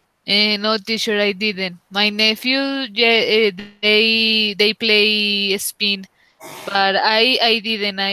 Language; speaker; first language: English; non-native, learner; Spanish